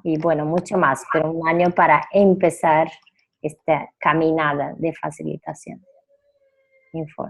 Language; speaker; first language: Spanish; non-native, fluent; Portuguese